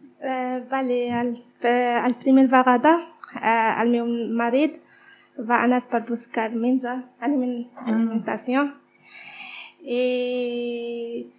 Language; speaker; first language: Catalan; non-native, learner; Arabic